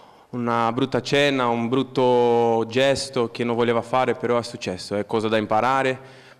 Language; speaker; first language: Italian; non-native, fluent; Portuguese